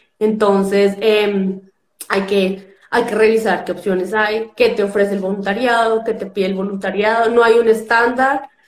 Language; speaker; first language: Spanish; native; Spanish